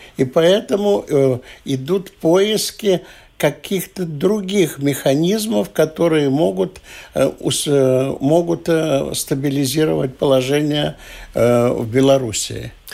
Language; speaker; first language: Russian; non-native, local second language; Latvian